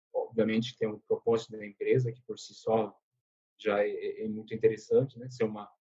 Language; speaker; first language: Portuguese; non-native, fluent; French